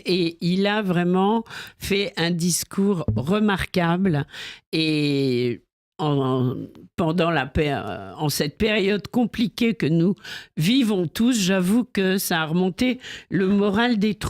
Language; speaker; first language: French; native; French